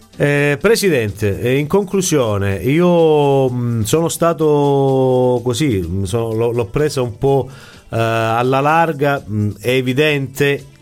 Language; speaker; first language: Italian; native; Italian